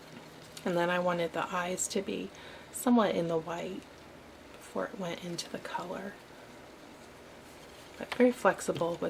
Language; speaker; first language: English; native; English